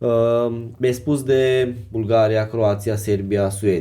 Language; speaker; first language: Romanian; native; Romanian